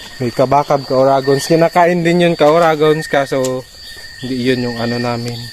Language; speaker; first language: Filipino; non-native, local second language; Bikol